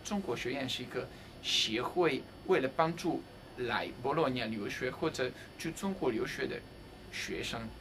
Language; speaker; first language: Chinese; non-native, fluent; Italian